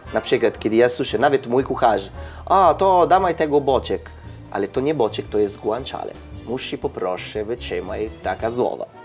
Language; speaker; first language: Polish; non-native, learner; Italian